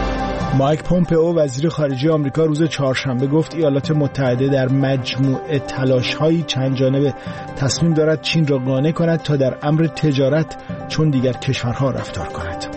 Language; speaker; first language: Persian; native; Persian